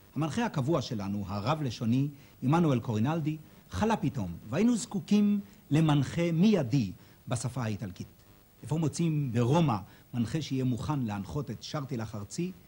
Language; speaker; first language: Hebrew; native; Hebrew